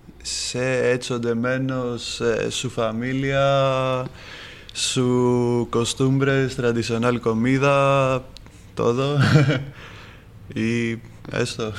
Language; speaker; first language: Spanish; non-native, learner; Greek